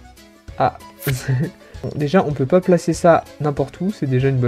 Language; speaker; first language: French; native; French